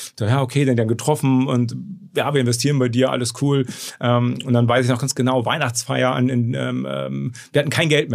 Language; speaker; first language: German; native; German